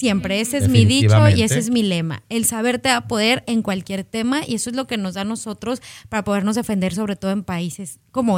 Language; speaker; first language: Spanish; native; Spanish